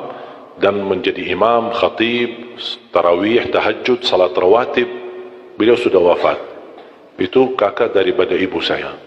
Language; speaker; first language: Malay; non-native, fluent; Arabic